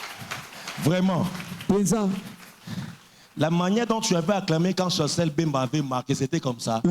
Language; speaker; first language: French; non-native, local second language; Lingala